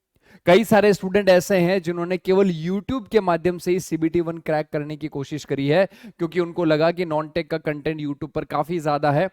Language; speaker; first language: Hindi; native; Hindi